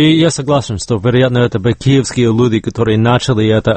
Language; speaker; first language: Russian; non-native, fluent; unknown